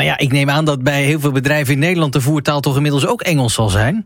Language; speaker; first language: Dutch; native; Dutch